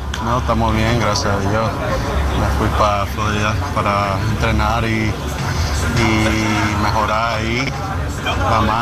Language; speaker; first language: Spanish; early bilingual, heritage; Spanish